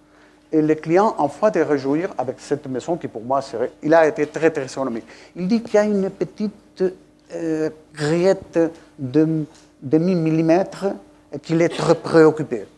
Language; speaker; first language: French; non-native, fluent; Spanish